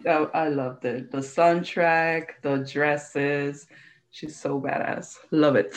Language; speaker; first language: English; early bilingual, other home language; Spanish